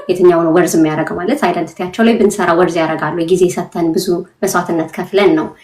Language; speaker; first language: Amharic; native; Amharic